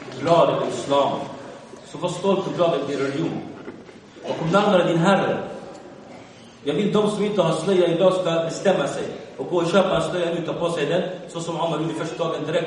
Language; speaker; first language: Swedish; early bilingual, other home language; Arabic